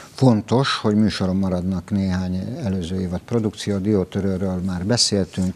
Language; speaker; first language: Hungarian; native; Hungarian